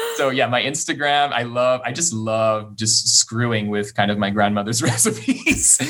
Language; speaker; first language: English; early bilingual, other home language; Persian